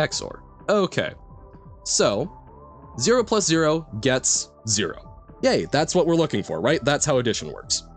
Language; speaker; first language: English; native; English